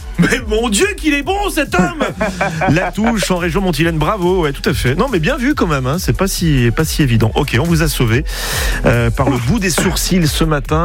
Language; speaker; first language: French; native; French